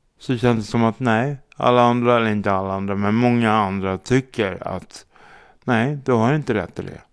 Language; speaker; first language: Swedish; native; Swedish